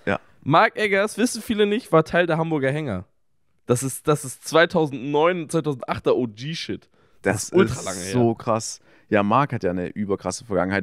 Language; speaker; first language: German; native; German